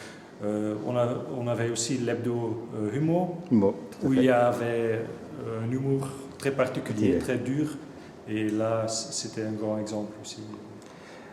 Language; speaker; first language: French; non-native, local second language; Dutch